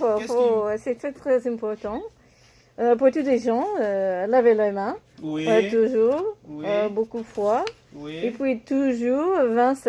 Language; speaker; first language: French; non-native, learner; English